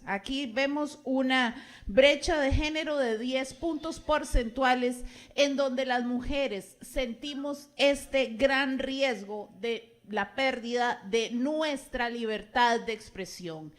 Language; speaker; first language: Spanish; native; Spanish